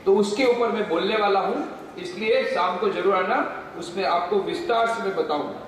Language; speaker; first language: Hindi; non-native, local second language; Gujarati